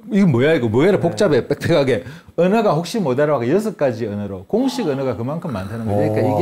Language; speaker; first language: Korean; native; Korean